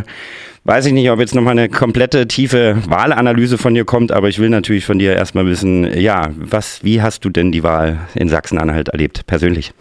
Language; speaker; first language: German; native; German